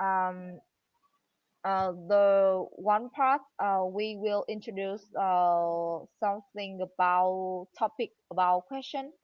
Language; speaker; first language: English; non-native, learner; Vietnamese